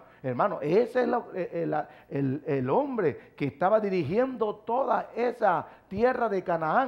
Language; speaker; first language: Spanish; native; Spanish